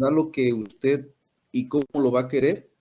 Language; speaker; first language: Spanish; native; Spanish